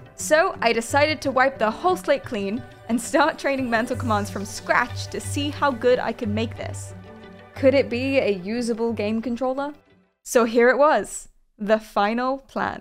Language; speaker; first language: English; native; English